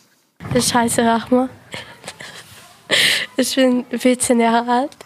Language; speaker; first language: German; non-native, learner; Arabic